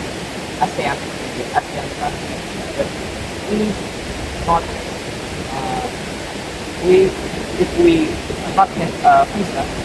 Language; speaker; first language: English; non-native, learner; Indonesian